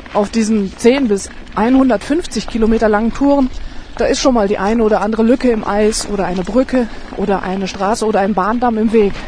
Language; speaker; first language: German; native; German